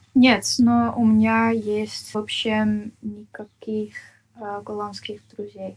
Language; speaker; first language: Russian; non-native, fluent; Dutch